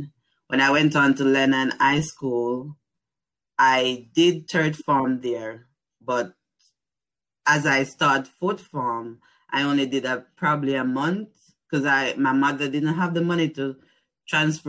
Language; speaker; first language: English; non-native, local second language; Jamaican Creole English